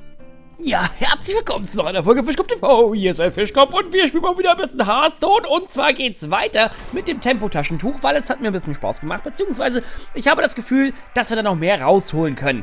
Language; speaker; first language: German; native; German